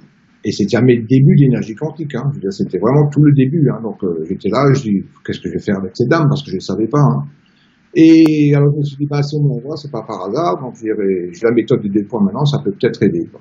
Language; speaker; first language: French; native; French